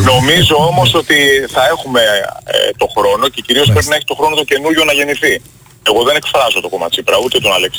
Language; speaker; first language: Greek; native; Greek